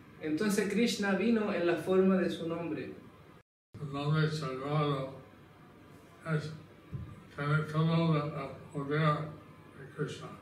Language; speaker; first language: Spanish; non-native, learner; English